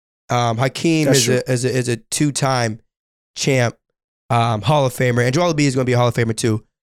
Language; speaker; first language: English; native; English